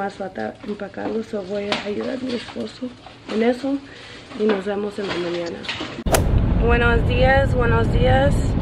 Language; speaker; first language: Spanish; early bilingual, heritage; Spanish